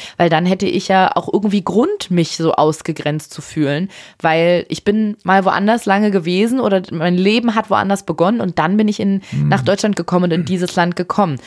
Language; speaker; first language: German; native; German